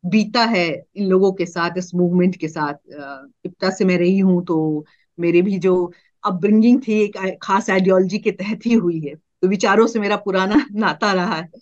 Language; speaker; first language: Hindi; native; Hindi